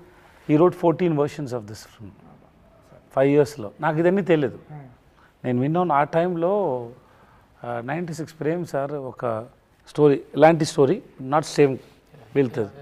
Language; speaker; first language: Telugu; non-native, learner; Tamil